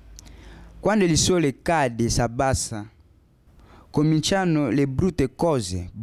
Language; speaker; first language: Italian; non-native, learner; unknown